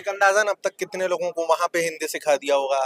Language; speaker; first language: Hindi; native; Hindi